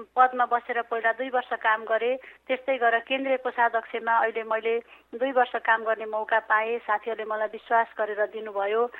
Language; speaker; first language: Nepali; native; Nepali